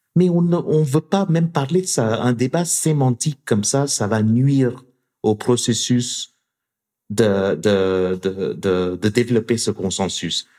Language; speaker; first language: French; non-native, fluent; English